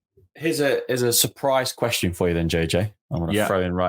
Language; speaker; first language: English; native; English